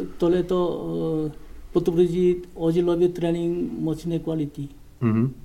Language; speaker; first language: Czech; non-native, learner; Korean